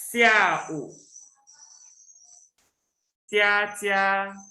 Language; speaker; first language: Chinese; non-native, local second language; Indonesian